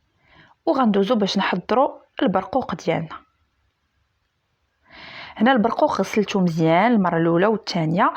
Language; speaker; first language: Arabic; native; Arabic